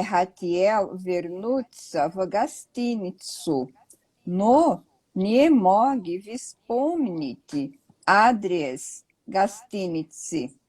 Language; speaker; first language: Russian; non-native, learner; Portuguese